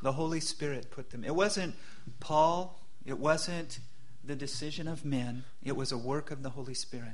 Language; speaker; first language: English; native; English